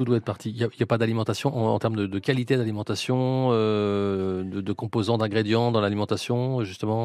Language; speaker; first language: French; native; French